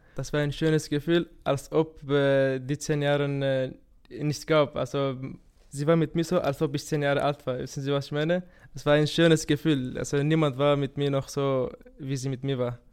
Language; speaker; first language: German; non-native, fluent; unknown